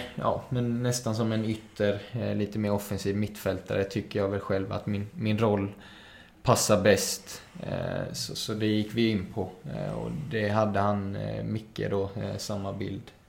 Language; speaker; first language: Swedish; early bilingual, other home language; Spanish